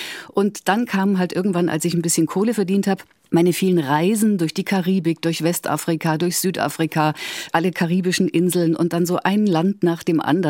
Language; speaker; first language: German; native; German